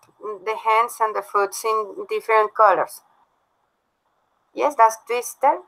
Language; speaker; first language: English; non-native, learner; Spanish